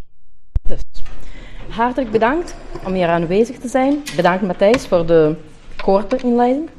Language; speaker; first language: Dutch; non-native, fluent; Italian